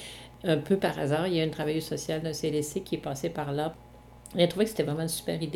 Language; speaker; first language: French; native; French